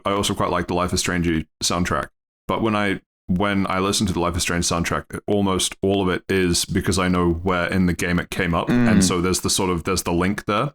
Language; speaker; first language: English; native; English